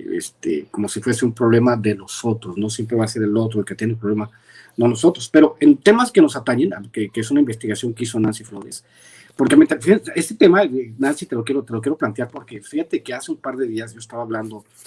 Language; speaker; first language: Spanish; native; Spanish